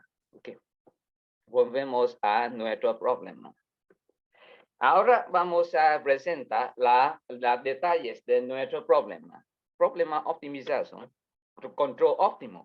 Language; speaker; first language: Spanish; non-native, learner; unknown